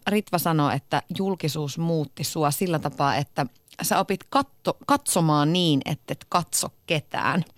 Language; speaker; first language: Finnish; native; Finnish